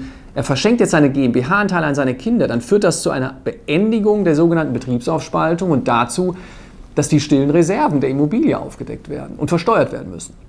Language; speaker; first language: German; native; German